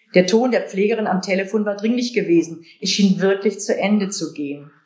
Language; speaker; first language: German; native; German